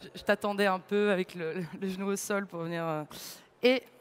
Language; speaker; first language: French; native; French